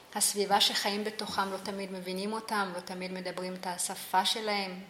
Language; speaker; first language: Hebrew; early bilingual, other home language; Amharic